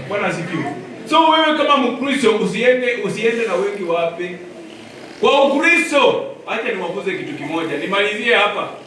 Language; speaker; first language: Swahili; non-native, local second language; Luyia